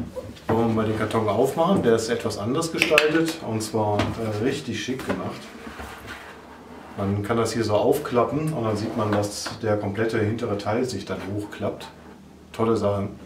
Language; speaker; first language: German; native; German